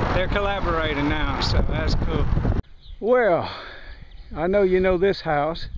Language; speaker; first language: English; native; English